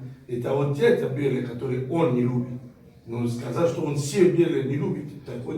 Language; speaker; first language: Russian; non-native, fluent; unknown